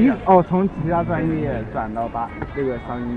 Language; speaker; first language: Chinese; native; Chinese